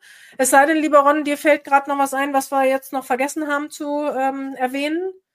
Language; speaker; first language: German; native; German